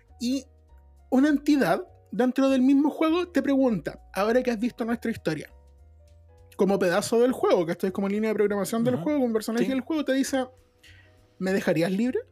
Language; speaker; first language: Spanish; native; Spanish